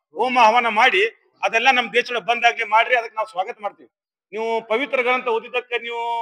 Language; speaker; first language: Kannada; non-native, local second language; Urdu